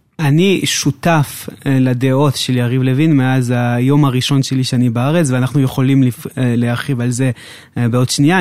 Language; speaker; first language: Hebrew; non-native, fluent; French